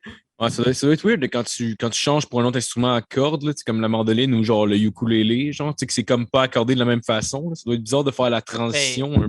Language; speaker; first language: French; native; French